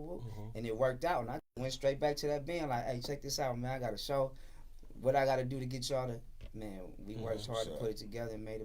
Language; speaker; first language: English; native; English